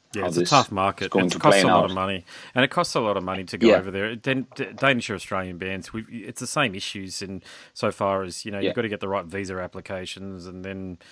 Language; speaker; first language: English; native; English